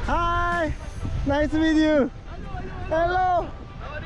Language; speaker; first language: English; non-native, learner; Korean